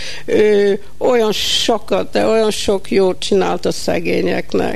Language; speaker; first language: Hungarian; early bilingual, heritage; Hungarian